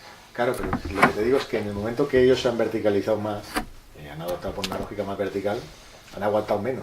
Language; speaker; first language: Spanish; native; Spanish